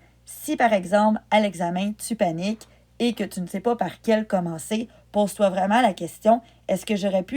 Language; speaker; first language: French; native; French